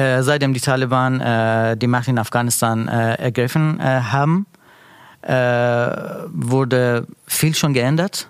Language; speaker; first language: German; non-native, learner; Persian